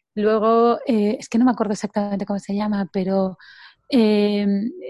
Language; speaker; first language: Spanish; native; Spanish